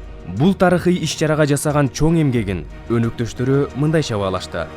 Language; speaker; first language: Kyrgyz; native; Kyrgyz